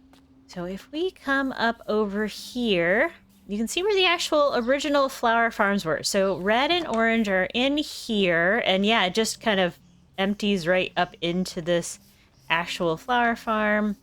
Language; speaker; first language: English; native; English